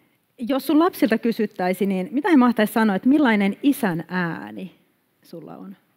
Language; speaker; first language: Finnish; native; Finnish